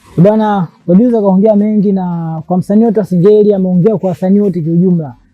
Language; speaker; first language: Swahili; native; Swahili